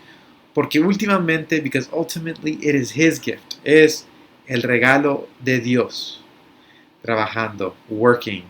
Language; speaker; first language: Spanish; early bilingual, other home language; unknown